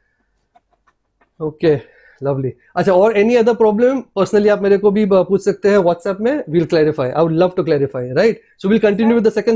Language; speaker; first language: Hindi; native; Hindi